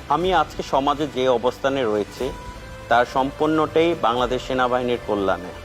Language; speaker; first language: Bangla; non-native, local second language; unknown